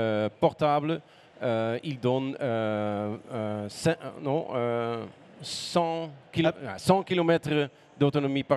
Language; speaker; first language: French; non-native, learner; Dutch